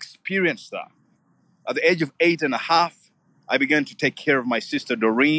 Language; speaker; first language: English; non-native, local second language; Ganda